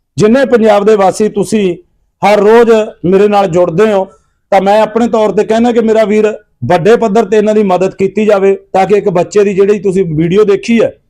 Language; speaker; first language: Punjabi; native; Punjabi